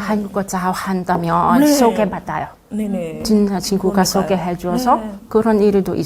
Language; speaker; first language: Korean; non-native, learner; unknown